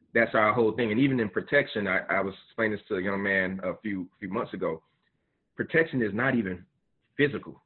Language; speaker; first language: English; native; English